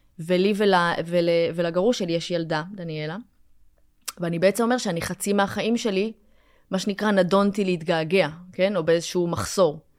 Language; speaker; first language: Hebrew; early bilingual, other home language; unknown